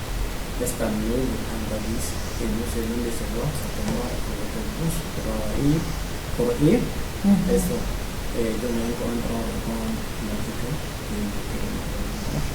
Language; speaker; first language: Spanish; non-native, learner; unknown